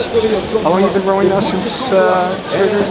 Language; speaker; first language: English; native; English